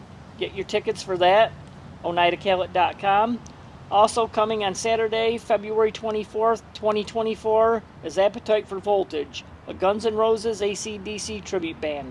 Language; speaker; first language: English; native; English